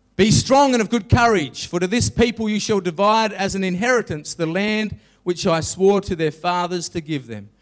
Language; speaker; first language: English; native; English